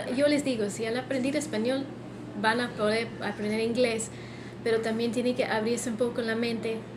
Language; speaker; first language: Spanish; non-native, fluent; English